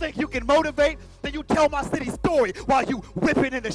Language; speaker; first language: English; native; English